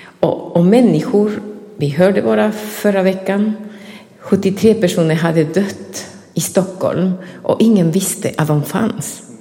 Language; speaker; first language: Swedish; non-native, fluent; Spanish